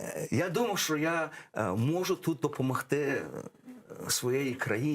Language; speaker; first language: Ukrainian; early bilingual, heritage; English